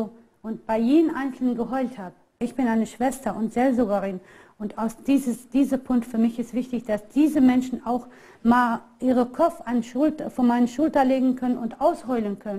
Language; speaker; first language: German; non-native, fluent; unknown